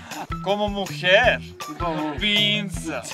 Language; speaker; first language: Spanish; non-native, learner; Serbian